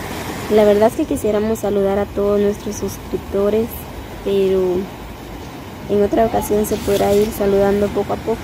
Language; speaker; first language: Spanish; native; Spanish